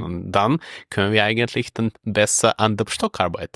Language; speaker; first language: German; non-native, fluent; Russian